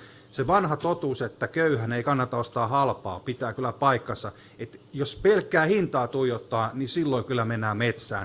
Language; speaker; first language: Finnish; native; Finnish